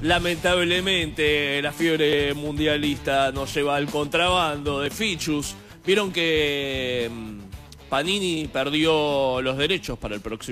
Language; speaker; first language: Spanish; native; Spanish